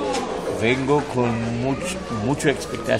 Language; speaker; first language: Spanish; non-native, learner; English